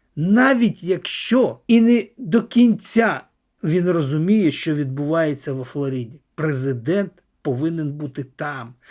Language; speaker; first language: Ukrainian; native; Ukrainian